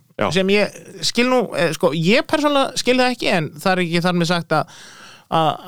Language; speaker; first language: Icelandic; native; Icelandic